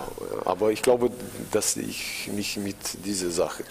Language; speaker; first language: German; non-native, learner; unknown